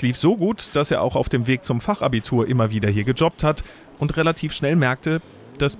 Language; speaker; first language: German; native; German